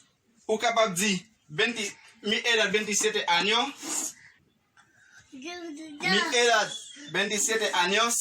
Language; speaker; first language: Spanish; non-native, fluent; Haitian Creole